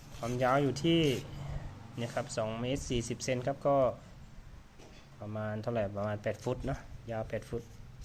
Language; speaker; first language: Thai; native; Thai